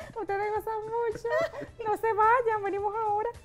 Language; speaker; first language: Spanish; native; Spanish